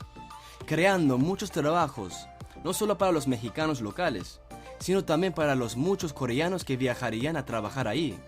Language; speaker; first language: Spanish; non-native, fluent; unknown